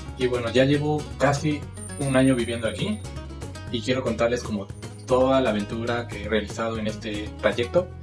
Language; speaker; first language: Spanish; native; Spanish